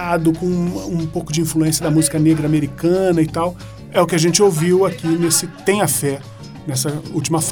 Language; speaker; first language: Portuguese; native; Portuguese